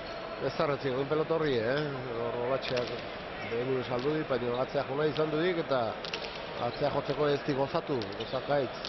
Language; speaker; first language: Basque; native; Basque